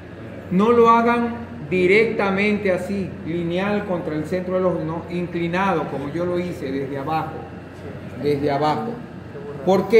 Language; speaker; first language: Spanish; native; Spanish